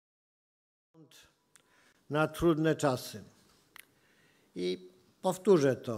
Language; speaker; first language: Polish; native; Polish